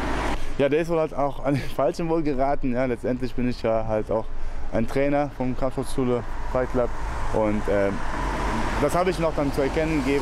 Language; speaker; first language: German; native; German